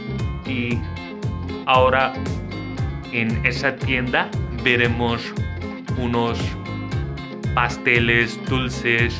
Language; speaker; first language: Spanish; non-native, fluent; Hindi